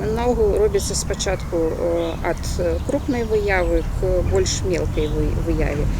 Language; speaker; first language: Belarusian; native; Belarusian